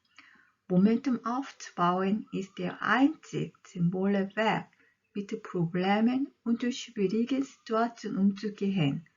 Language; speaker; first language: German; non-native, fluent; Korean